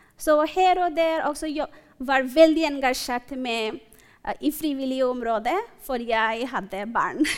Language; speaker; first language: Norwegian; non-native, fluent; Bangla